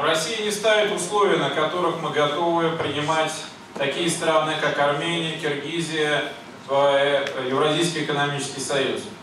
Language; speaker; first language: Russian; native; Russian